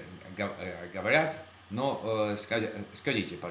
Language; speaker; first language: Russian; non-native, learner; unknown